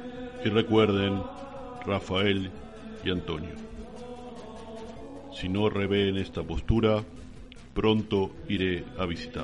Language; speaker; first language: Spanish; native; Spanish